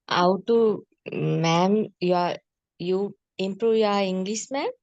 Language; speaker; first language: English; non-native, learner; Tamil